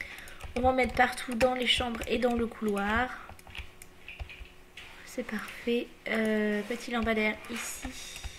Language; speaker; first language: French; native; French